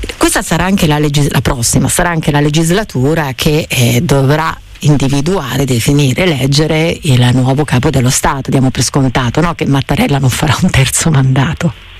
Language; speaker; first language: Italian; native; Italian